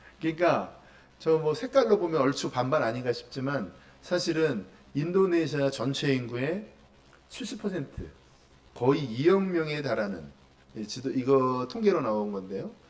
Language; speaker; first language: Korean; native; Korean